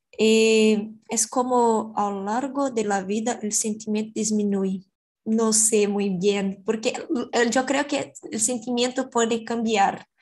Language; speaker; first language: Spanish; non-native, learner; Portuguese